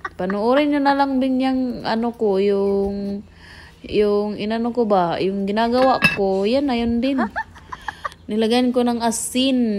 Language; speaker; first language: Filipino; non-native, local second language; Cebuano